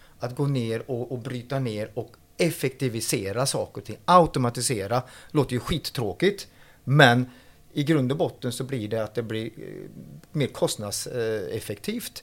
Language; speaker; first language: Swedish; non-native, fluent; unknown